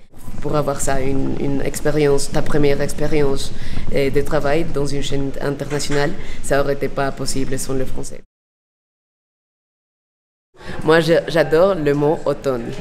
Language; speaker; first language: French; non-native, fluent; Spanish